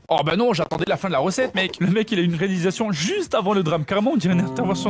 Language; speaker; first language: French; native; French